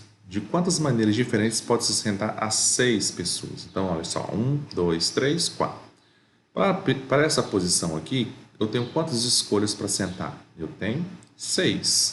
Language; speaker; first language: Portuguese; native; Portuguese